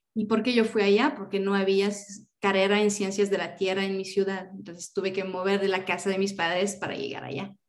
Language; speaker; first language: Spanish; non-native, fluent; French